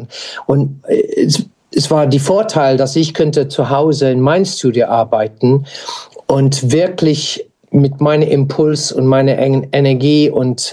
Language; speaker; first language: German; non-native, fluent; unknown